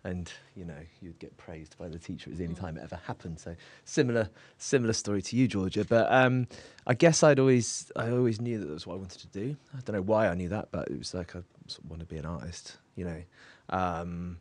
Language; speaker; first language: English; native; English